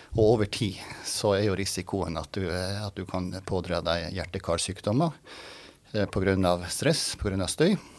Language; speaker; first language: Norwegian; native; Norwegian